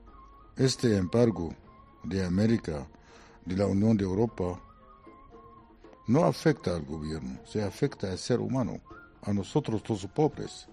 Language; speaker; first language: Spanish; non-native, fluent; Arabic